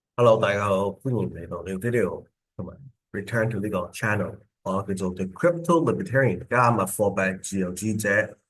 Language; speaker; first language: Cantonese; early bilingual, heritage; Cantonese